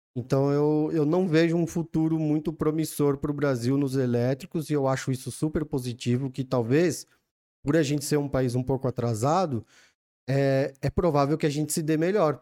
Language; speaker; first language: Portuguese; native; Portuguese